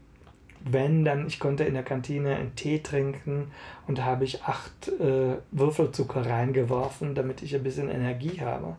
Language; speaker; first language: German; non-native, fluent; Hungarian